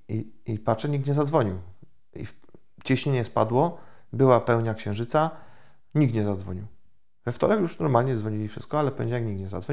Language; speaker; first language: Polish; native; Polish